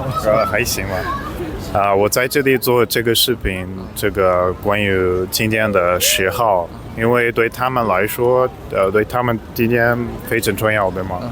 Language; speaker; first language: Chinese; non-native, fluent; Portuguese